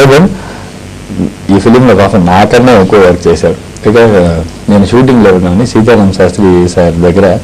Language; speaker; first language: Telugu; non-native, learner; Tamil